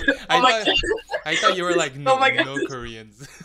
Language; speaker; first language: English; non-native, fluent; Korean